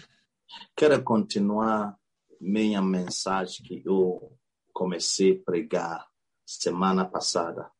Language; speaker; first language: Portuguese; non-native, learner; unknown